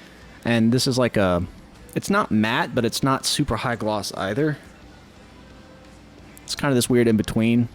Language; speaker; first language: English; native; English